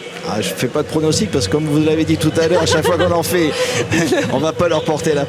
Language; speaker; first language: French; native; French